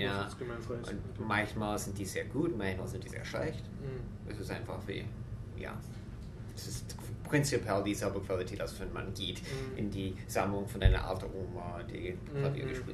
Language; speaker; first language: German; non-native, fluent; English